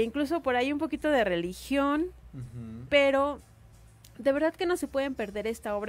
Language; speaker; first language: Spanish; native; Spanish